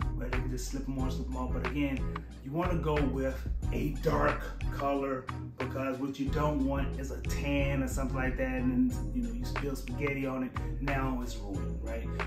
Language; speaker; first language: English; native; English